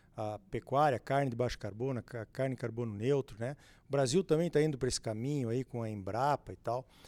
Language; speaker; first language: Portuguese; native; Portuguese